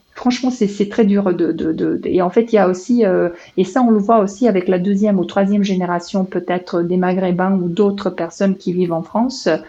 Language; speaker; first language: French; non-native, fluent; Serbian